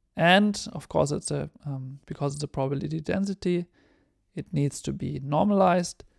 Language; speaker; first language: English; non-native, fluent; German